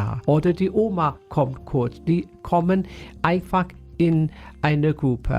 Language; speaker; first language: German; non-native, fluent; English